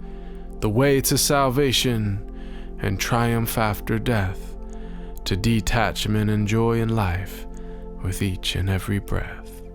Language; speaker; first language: English; native; English